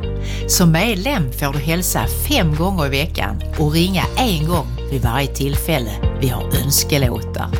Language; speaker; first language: Swedish; native; Swedish